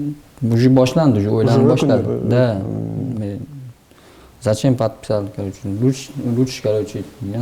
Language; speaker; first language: Russian; non-native, local second language; Uzbek